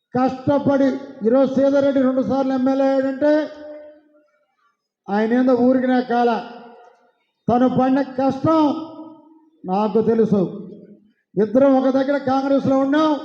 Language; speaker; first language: Telugu; native; Telugu